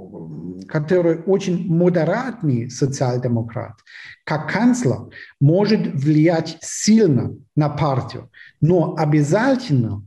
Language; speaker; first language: Russian; non-native, fluent; German